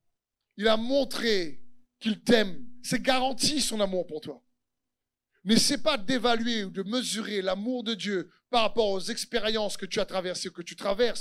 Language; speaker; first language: French; native; French